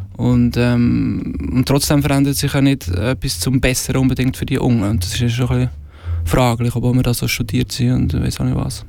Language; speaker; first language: German; native; German